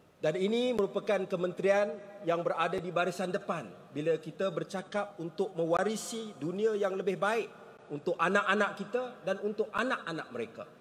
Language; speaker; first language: Malay; native; Malay